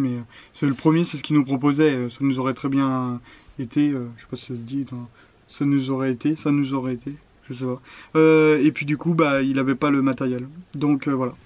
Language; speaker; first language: French; native; French